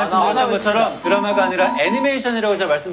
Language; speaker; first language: Korean; native; Korean